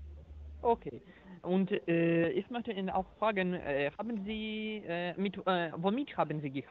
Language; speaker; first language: German; non-native, learner; Croatian